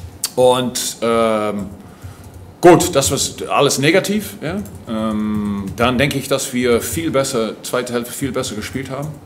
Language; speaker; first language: German; non-native, fluent; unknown